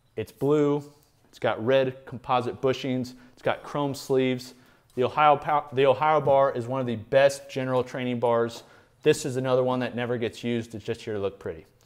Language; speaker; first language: English; native; English